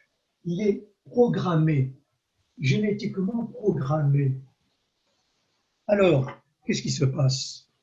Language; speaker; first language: French; native; French